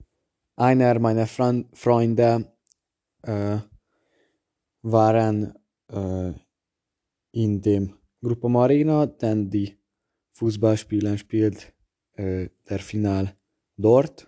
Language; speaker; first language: German; non-native, learner; Hungarian